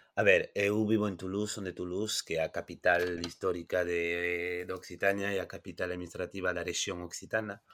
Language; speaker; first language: Galician; non-native, fluent; French